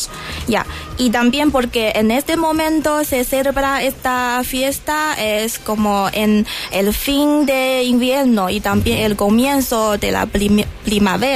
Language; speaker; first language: Spanish; non-native, learner; Chinese